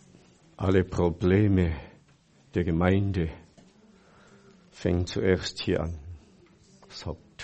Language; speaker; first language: German; non-native, fluent; Chinese